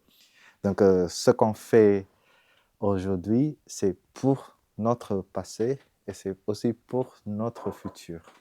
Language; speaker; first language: French; non-native, fluent; Vietnamese